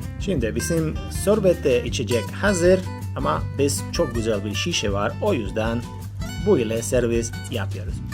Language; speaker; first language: Turkish; non-native, learner; Spanish